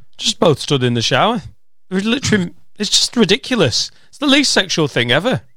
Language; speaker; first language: English; native; English